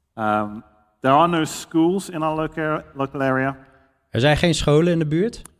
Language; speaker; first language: Dutch; non-native, fluent; English